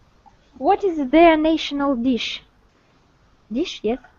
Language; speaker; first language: English; non-native, learner; Russian